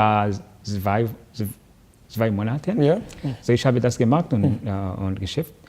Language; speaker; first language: German; non-native, learner; Kinyarwanda